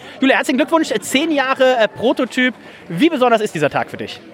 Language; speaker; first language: German; native; German